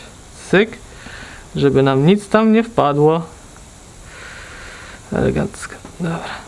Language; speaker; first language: Polish; native; Polish